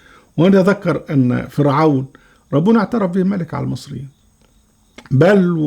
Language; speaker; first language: Arabic; native; Arabic